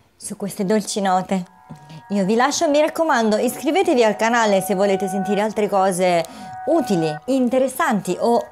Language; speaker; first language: Italian; native; Italian